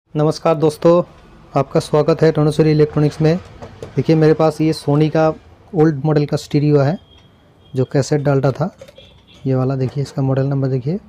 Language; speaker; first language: Hindi; native; Hindi